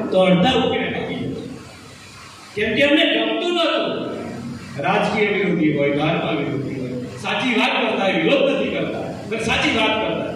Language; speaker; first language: Gujarati; non-native, local second language; Bhili